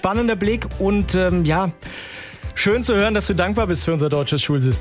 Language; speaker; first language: German; native; German